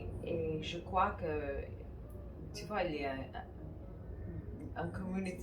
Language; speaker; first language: French; non-native, fluent; English